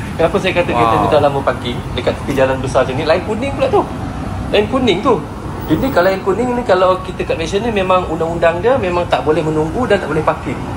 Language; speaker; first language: Malay; native; Malay